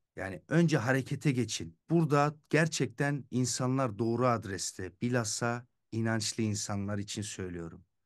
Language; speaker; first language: Turkish; early bilingual, heritage; Turkish